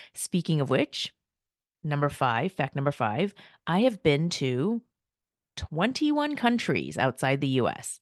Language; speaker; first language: English; early bilingual, other home language; Korean